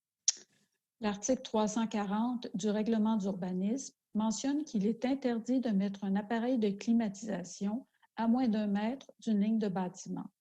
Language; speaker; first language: French; native; French